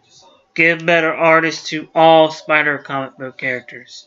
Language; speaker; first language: English; native; English